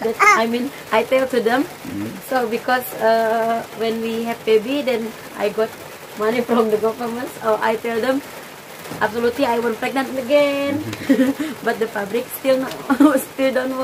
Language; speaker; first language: English; non-native, learner; Indonesian